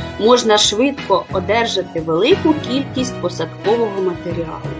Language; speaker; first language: Ukrainian; native; Ukrainian